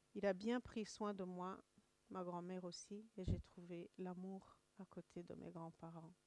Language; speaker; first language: French; non-native, local second language; Kinyarwanda